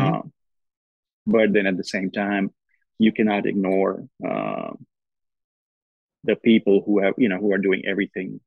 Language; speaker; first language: English; non-native, local second language; Gujarati